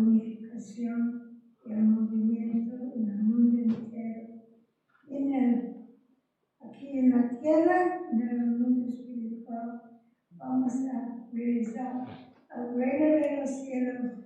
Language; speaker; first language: Spanish; non-native, fluent; English